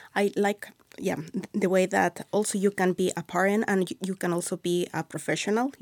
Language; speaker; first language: English; non-native, fluent; Spanish